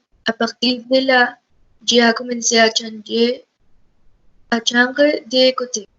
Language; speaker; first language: French; non-native, learner; Spanish